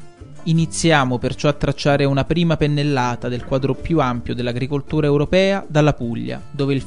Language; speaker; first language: Italian; native; Italian